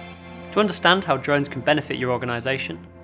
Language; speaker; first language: English; native; English